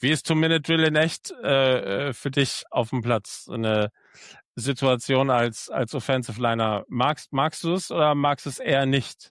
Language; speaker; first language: German; native; German